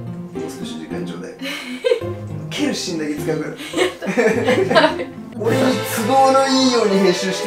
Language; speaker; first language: Japanese; native; Japanese